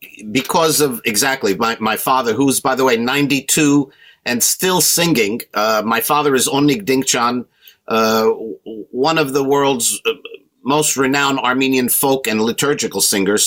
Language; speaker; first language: English; native; English